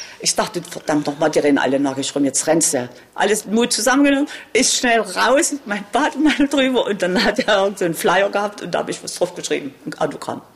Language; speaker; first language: German; native; German